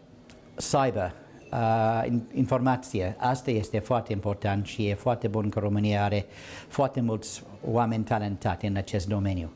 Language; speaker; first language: Romanian; non-native, learner; English